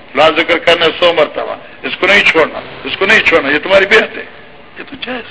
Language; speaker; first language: Urdu; non-native, local second language; Pashto